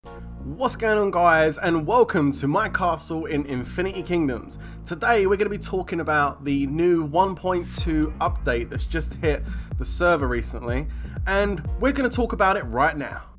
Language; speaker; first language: English; native; English